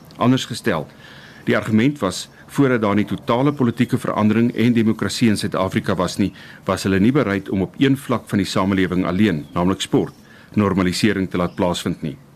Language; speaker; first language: Afrikaans; native; Afrikaans